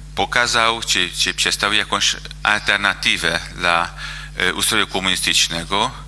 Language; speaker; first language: Polish; non-native, fluent; Hungarian